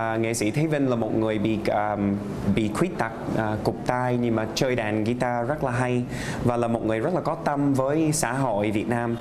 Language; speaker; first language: Vietnamese; non-native, fluent; English